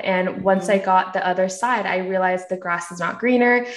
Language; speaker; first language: English; early bilingual, other home language; Korean